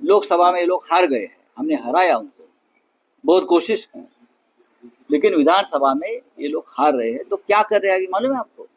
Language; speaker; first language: Hindi; non-native, local second language; Marathi